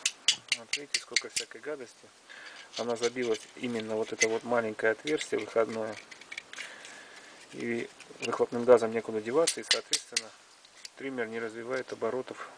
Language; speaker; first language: Russian; native; Russian